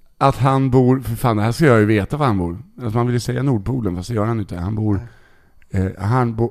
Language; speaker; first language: Swedish; native; Swedish